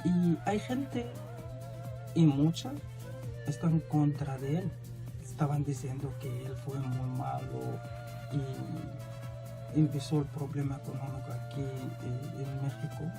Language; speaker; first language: Spanish; non-native, fluent; Arabic